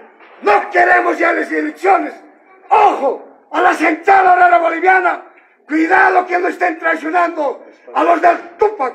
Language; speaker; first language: Spanish; native; Spanish